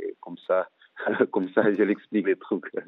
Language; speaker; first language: French; non-native, fluent; Portuguese